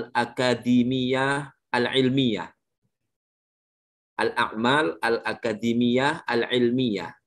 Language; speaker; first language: Arabic; non-native, fluent; Indonesian